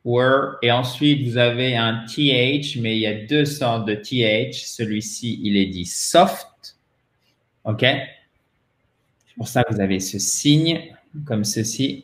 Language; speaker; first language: French; native; French